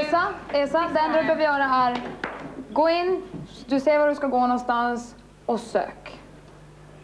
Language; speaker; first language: Swedish; native; Swedish